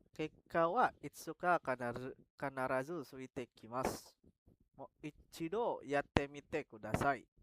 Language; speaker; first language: Japanese; non-native, learner; Indonesian